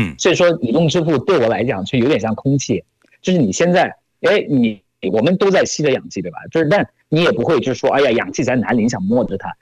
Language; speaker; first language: Chinese; non-native, fluent; French